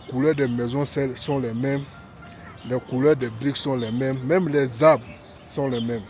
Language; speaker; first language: French; non-native, local second language; Bambara